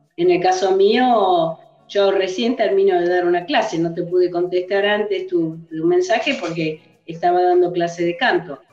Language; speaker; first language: Spanish; early bilingual, other home language; English